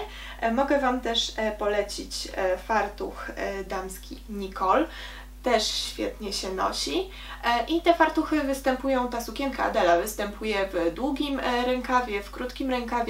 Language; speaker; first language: Polish; native; Polish